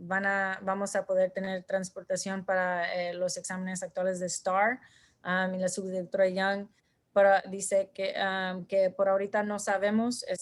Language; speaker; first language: Spanish; early bilingual, heritage; Spanish